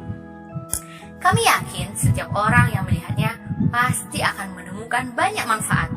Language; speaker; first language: Indonesian; native; Indonesian